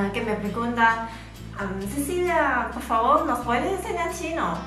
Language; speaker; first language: Spanish; non-native, fluent; Chinese